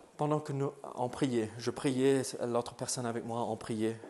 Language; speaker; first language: French; non-native, fluent; English